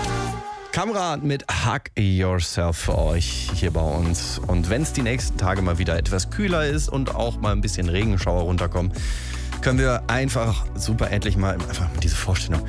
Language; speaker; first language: German; native; German